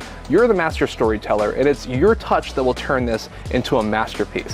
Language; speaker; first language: English; native; English